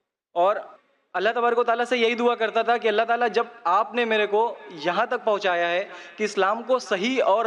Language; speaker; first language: Hindi; native; Hindi